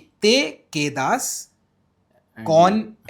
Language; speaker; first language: Spanish; non-native, learner; Hindi